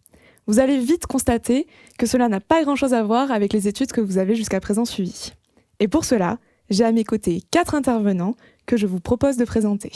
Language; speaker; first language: French; native; French